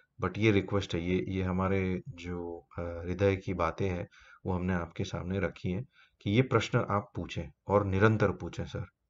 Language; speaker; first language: Hindi; native; Hindi